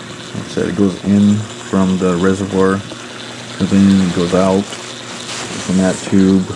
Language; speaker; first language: English; native; English